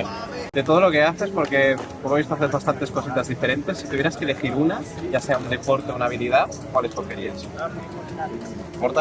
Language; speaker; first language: Spanish; native; Spanish